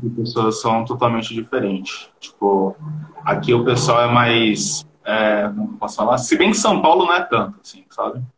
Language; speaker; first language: Portuguese; early bilingual, heritage; Portuguese